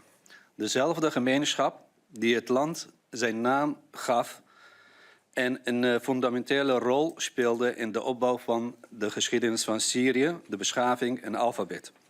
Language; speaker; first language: Dutch; non-native, fluent; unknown